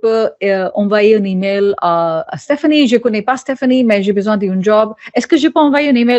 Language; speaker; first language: French; non-native, fluent; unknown